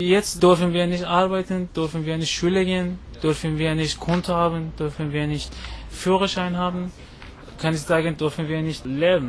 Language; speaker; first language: German; non-native, learner; Persian